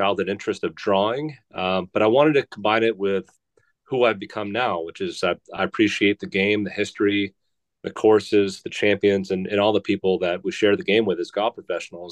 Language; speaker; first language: English; native; English